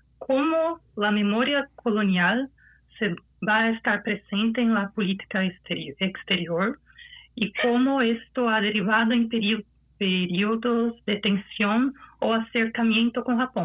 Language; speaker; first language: Spanish; non-native, fluent; Portuguese